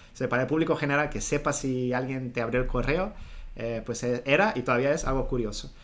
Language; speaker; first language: Spanish; non-native, fluent; Portuguese